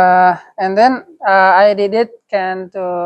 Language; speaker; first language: English; non-native, learner; Indonesian